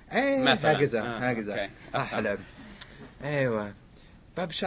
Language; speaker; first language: Arabic; non-native, fluent; English